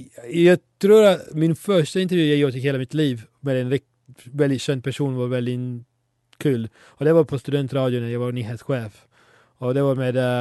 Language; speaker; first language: Swedish; non-native, fluent; Italian